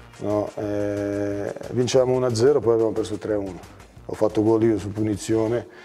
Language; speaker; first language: Italian; non-native, fluent; Serbian